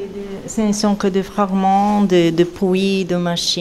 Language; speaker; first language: French; non-native, fluent; Polish